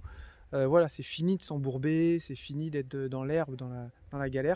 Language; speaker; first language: French; native; French